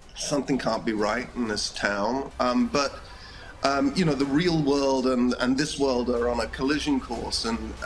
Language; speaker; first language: English; native; English